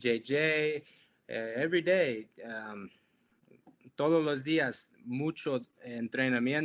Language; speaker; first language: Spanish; non-native, learner; English